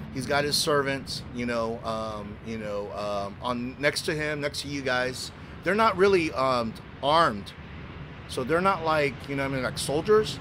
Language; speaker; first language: English; native; English